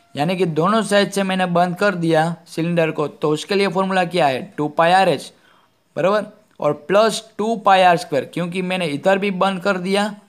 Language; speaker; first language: Hindi; non-native, local second language; Gujarati